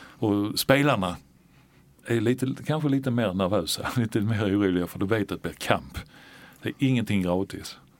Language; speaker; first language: Swedish; native; Swedish